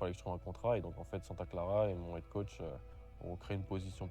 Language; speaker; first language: French; native; French